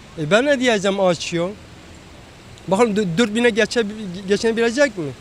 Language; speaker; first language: Turkish; non-native, local second language; Kurdish